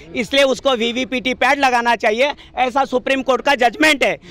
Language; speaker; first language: Hindi; non-native, local second language; Marathi